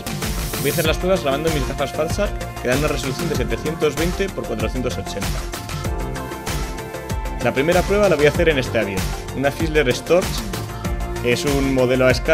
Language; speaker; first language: Spanish; native; Spanish